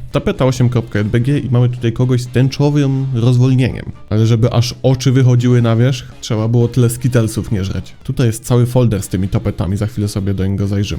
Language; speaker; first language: Polish; native; Polish